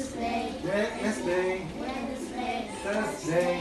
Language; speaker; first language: English; non-native, learner; Indonesian